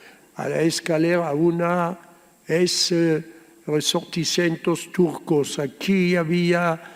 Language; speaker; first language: Spanish; early bilingual, heritage; French